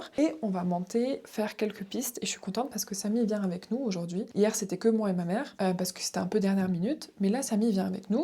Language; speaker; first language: French; native; French